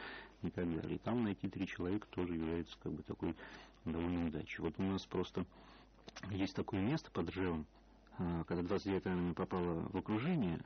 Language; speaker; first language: Russian; native; Russian